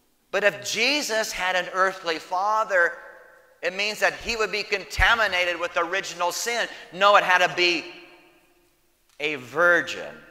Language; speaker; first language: English; native; English